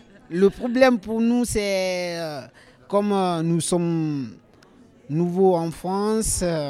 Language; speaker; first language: French; non-native, local second language; Fula